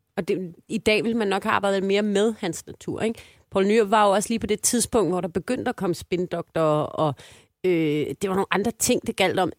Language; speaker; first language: Danish; native; Danish